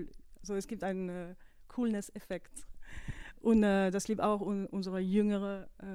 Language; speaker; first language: German; non-native, fluent; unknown